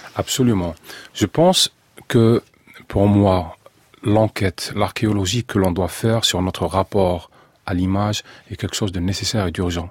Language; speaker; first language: French; non-native, local second language; Arabic